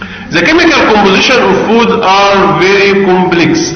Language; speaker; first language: English; non-native, fluent; Arabic